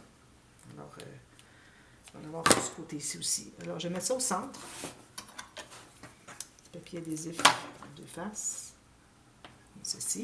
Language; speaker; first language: French; native; French